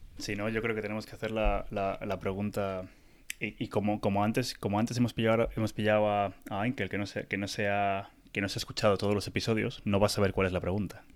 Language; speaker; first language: Spanish; native; Spanish